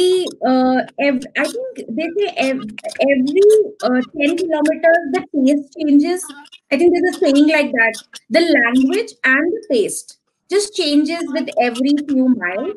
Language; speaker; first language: English; non-native, local second language; Hindi